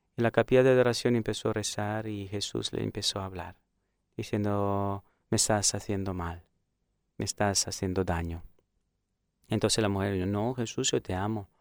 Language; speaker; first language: Spanish; non-native, fluent; Romanian